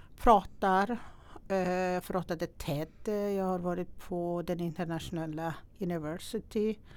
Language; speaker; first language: Swedish; non-native, fluent; Persian